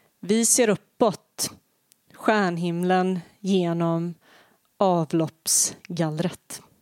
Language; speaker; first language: Swedish; early bilingual, other home language; Bosnian